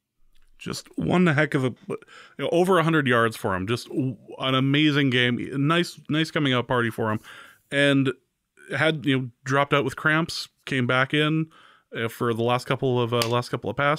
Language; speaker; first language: English; native; English